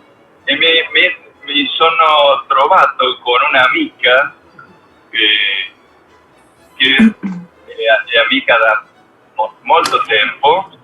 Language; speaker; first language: Italian; non-native, learner; Spanish